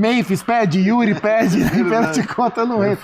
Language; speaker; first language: Portuguese; native; Portuguese